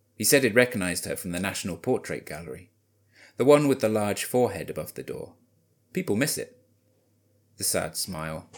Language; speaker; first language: English; native; English